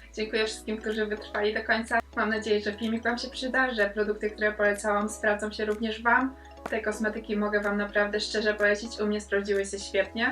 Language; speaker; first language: Polish; native; Polish